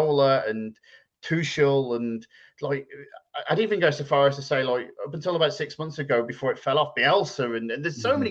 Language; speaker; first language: English; native; English